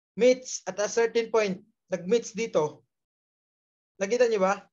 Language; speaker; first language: Filipino; non-native, local second language; Surigaonon